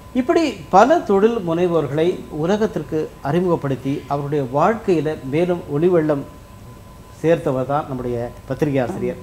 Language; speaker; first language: Tamil; native; Tamil